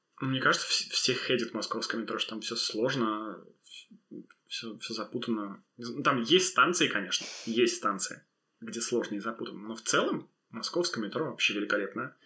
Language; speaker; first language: Russian; native; Russian